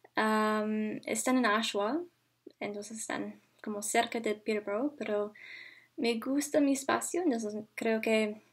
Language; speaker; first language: Spanish; non-native, learner; English